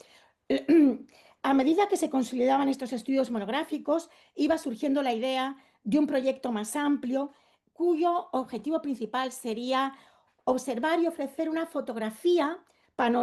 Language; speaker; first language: Spanish; native; Spanish